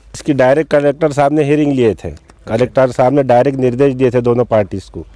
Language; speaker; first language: Hindi; non-native, local second language; Urdu